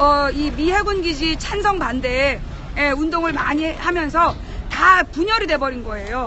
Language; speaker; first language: Korean; native; Korean